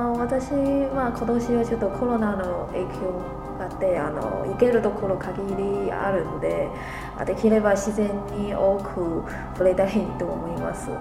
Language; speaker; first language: Japanese; non-native, fluent; Chinese